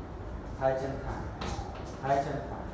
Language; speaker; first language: Vietnamese; non-native, learner; Hindi